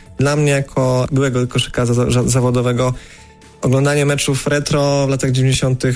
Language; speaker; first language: Polish; native; Polish